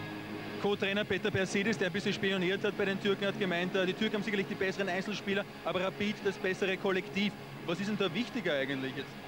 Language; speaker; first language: German; native; German